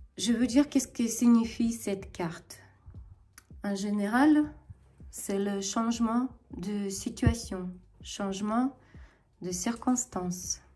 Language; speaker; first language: French; non-native, fluent; Ukrainian